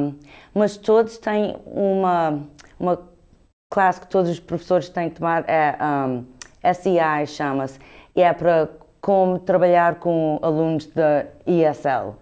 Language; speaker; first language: Portuguese; early bilingual, heritage; Portuguese